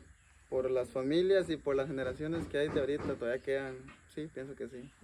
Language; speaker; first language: Spanish; native; Spanish